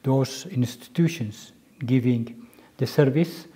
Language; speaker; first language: English; non-native, local second language; Amharic